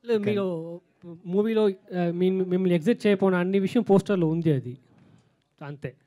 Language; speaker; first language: Telugu; non-native, fluent; Tamil